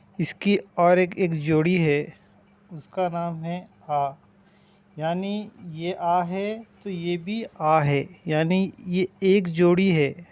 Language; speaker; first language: Urdu; native; Urdu